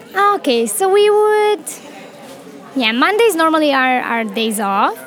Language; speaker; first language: English; non-native, fluent; Romanian